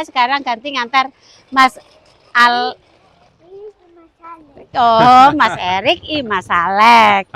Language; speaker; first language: Indonesian; native; Indonesian